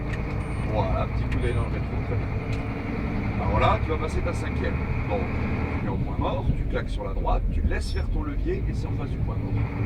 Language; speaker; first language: French; native; French